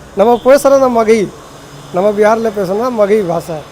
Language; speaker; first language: Tamil; non-native, learner; Hindi